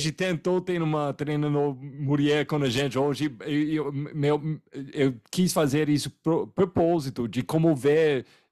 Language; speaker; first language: Portuguese; non-native, fluent; English